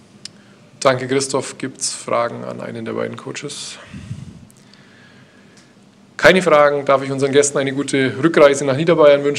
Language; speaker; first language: German; native; German